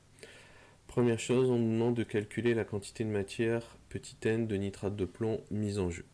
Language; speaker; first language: French; native; French